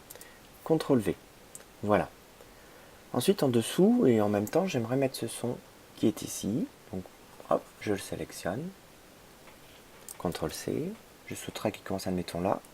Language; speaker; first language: French; native; French